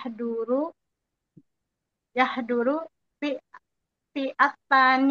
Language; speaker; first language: Arabic; non-native, learner; Indonesian